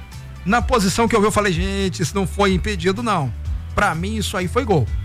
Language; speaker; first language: Portuguese; native; Portuguese